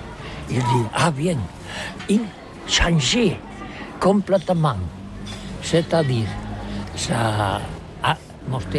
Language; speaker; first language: French; non-native, learner; Catalan